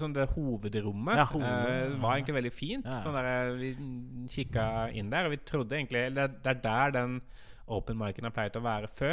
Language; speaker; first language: Norwegian; native; Norwegian